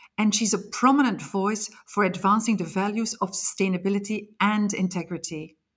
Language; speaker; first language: English; non-native, fluent; Dutch